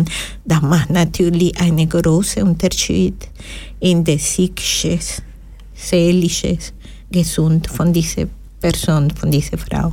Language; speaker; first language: German; non-native, fluent; Spanish